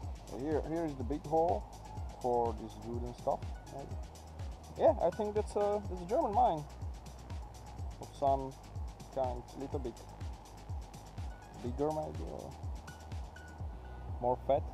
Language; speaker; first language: English; non-native, learner; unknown